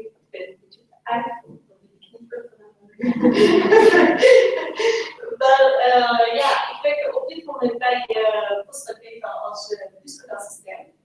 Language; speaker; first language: Dutch; non-native, local second language; Persian